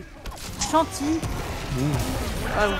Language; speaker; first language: French; native; French